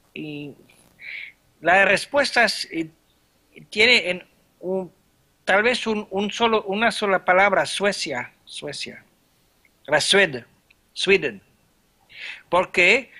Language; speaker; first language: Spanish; non-native, fluent; French